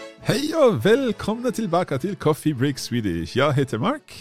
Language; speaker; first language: Swedish; non-native, learner; English